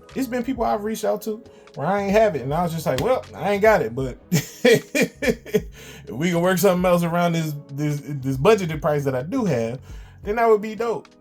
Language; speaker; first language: English; native; English